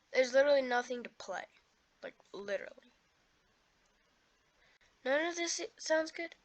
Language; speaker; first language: English; native; English